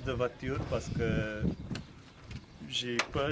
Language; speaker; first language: French; non-native, learner; Hindi